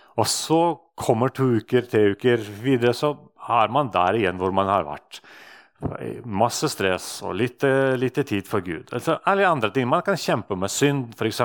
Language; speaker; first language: Norwegian; non-native, fluent; Russian